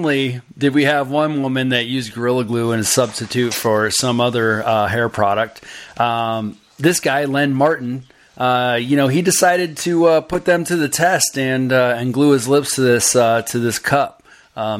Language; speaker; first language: English; native; English